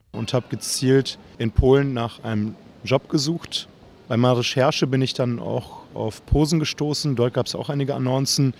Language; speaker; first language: German; native; German